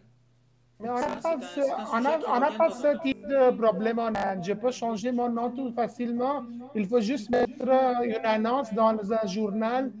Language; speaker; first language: French; non-native, fluent; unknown